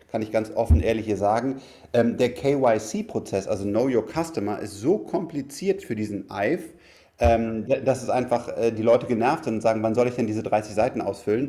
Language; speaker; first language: German; native; German